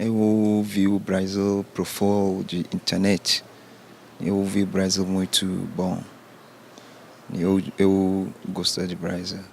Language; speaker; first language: Portuguese; non-native, learner; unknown